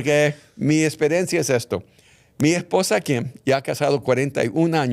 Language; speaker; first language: Spanish; early bilingual, heritage; English